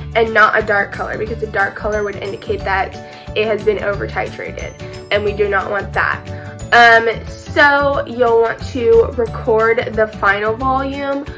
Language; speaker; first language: English; native; English